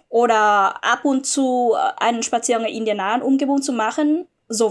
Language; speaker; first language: German; non-native, fluent; Vietnamese